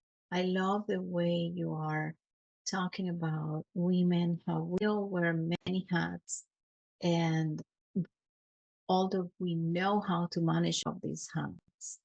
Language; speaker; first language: English; non-native, fluent; Spanish